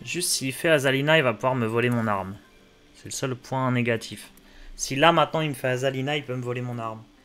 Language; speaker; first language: French; native; French